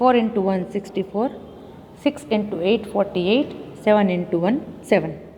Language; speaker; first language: English; non-native, local second language; Gujarati